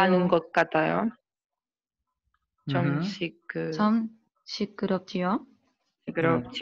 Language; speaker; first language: Korean; non-native, learner; Spanish